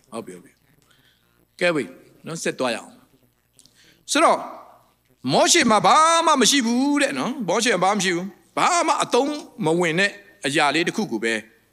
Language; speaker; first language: Burmese; non-native, local second language; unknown